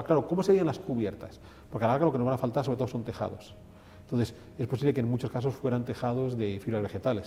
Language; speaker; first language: Spanish; native; Spanish